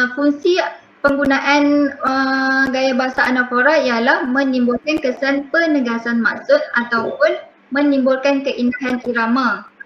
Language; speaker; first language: Malay; native; Malay